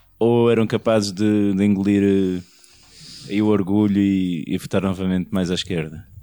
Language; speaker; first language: Portuguese; native; Portuguese